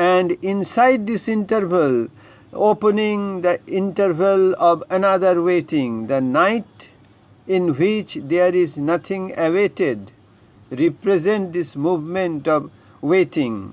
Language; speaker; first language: English; non-native, local second language; Bangla